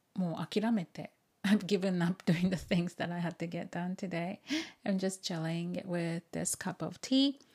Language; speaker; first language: English; non-native, fluent; Japanese